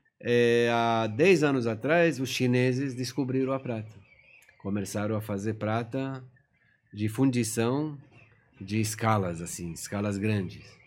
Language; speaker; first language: Portuguese; non-native, fluent; Persian